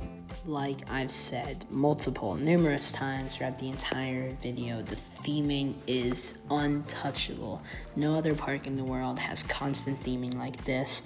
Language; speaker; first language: English; native; English